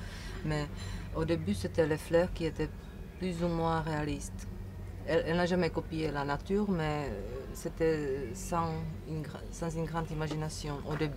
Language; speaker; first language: French; non-native, fluent; Czech